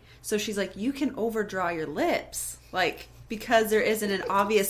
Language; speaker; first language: English; native; English